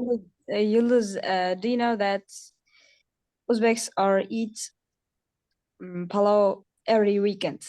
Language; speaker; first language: English; non-native, learner; Uzbek